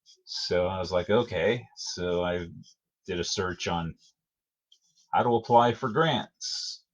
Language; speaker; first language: English; native; English